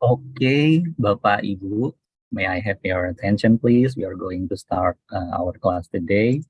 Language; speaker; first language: English; non-native, fluent; Indonesian